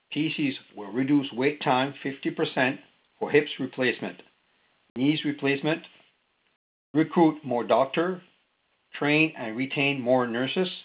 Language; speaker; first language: English; non-native, fluent; French